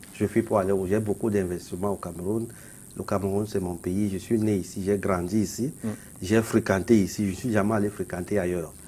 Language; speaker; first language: French; non-native, local second language; Basaa